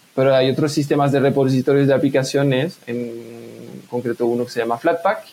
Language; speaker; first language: Spanish; non-native, fluent; French